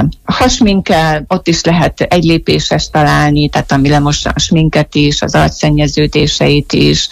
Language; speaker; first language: Hungarian; native; Hungarian